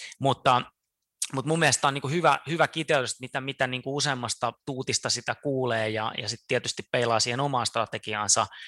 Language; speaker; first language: Finnish; native; Finnish